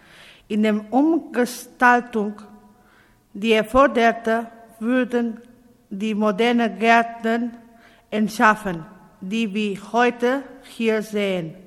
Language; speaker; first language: German; non-native, learner; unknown